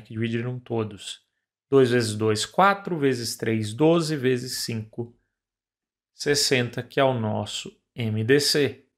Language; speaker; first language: Portuguese; native; Portuguese